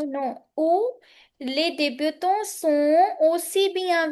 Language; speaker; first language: French; non-native, fluent; Punjabi